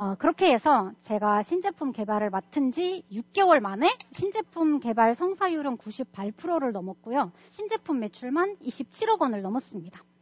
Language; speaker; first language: Korean; non-native, fluent; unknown